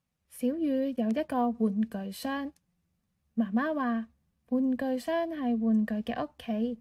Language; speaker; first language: Cantonese; native; Cantonese